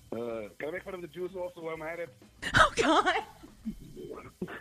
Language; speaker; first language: English; non-native, fluent; Arabic